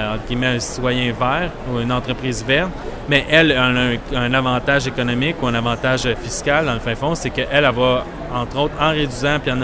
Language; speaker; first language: French; native; French